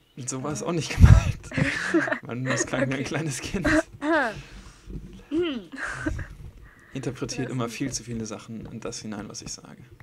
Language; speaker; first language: German; native; German